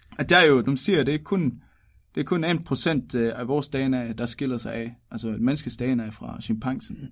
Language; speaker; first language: Danish; native; Danish